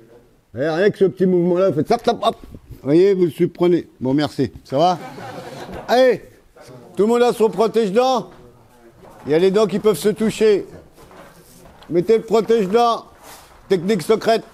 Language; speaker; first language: French; native; French